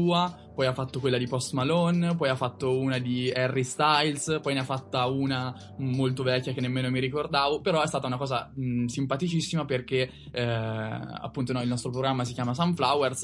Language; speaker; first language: Italian; native; Italian